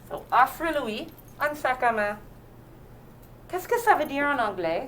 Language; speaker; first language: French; non-native, fluent; English